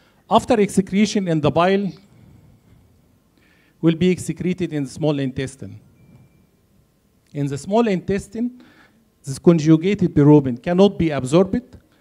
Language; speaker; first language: English; non-native, fluent; Arabic